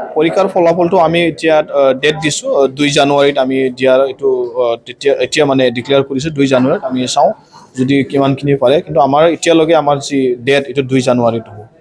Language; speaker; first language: Assamese; non-native, local second language; Bodo